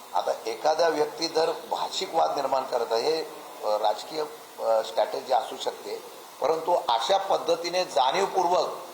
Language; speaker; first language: Marathi; native; Marathi